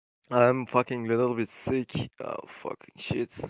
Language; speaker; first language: English; non-native, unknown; Turkish